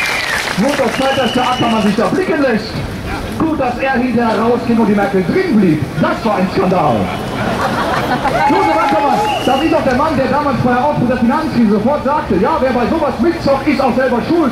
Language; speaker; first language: German; native; German